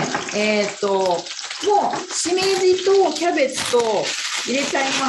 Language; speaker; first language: Japanese; native; Japanese